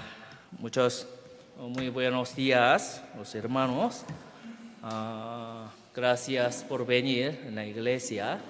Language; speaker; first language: Spanish; non-native, fluent; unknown